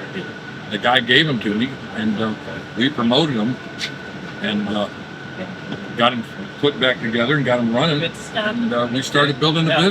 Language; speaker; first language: English; native; English